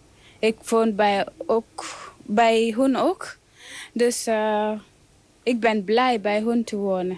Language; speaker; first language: Dutch; non-native, learner; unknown